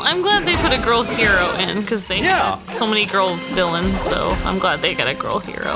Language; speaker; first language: English; native; English